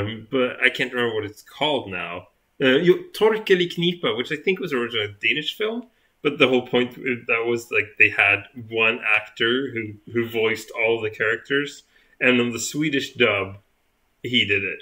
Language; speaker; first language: English; non-native, fluent; Swedish